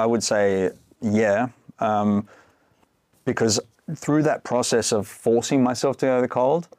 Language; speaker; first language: English; native; English